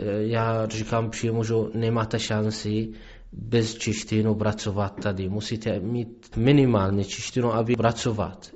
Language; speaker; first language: Czech; non-native, learner; Arabic